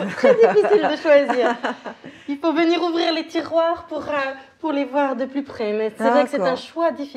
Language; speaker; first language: French; native; French